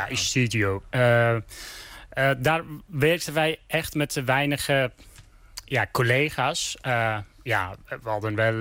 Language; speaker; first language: Dutch; non-native, learner; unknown